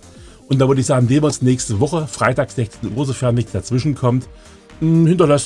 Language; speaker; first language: German; native; German